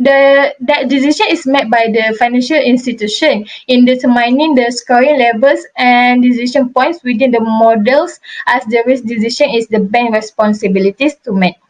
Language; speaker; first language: English; non-native, local second language; Malay